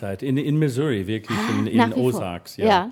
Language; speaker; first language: German; non-native, learner; English